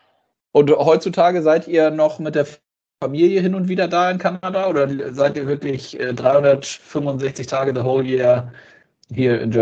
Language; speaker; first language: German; native; German